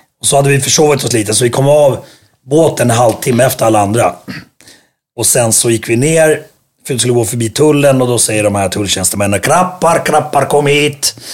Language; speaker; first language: Swedish; early bilingual, other home language; Finnish